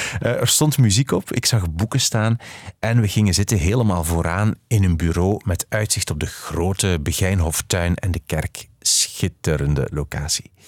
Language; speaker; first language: Dutch; native; Dutch